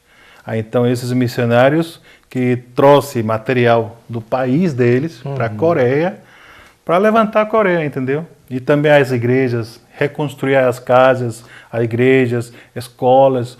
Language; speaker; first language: Portuguese; non-native, fluent; Korean